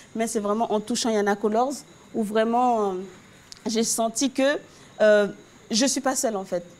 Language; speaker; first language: French; non-native, local second language; Haitian Creole